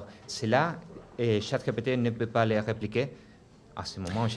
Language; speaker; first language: French; non-native, fluent; Spanish